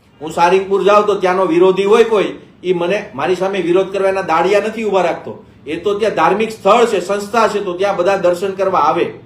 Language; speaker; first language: Gujarati; native; Gujarati